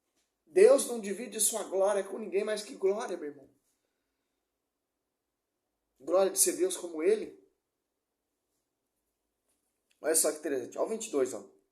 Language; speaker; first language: Portuguese; native; Portuguese